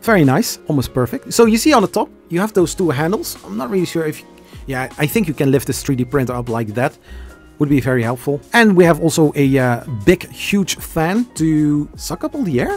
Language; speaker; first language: English; non-native, fluent; Dutch